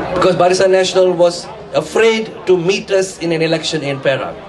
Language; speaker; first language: English; non-native, local second language; Tamil